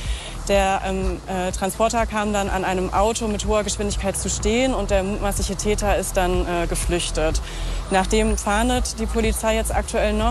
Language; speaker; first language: German; native; German